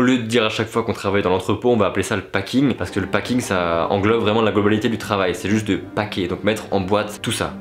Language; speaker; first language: French; native; French